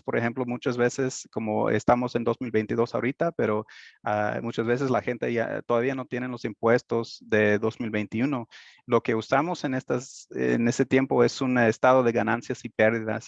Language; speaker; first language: Spanish; early bilingual, heritage; Spanish